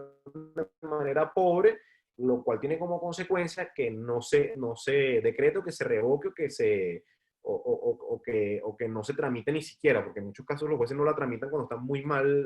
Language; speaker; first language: Spanish; native; Spanish